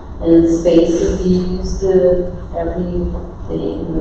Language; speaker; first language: English; non-native, fluent; Portuguese